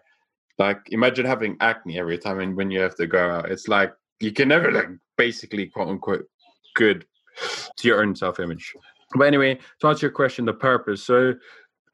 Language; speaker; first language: English; non-native, local second language; Afrikaans